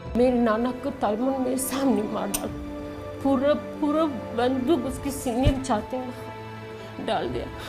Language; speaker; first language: Hindi; non-native, fluent; Persian